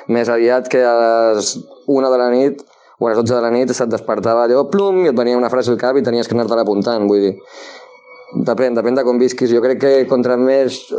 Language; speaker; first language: Catalan; non-native, local second language; Spanish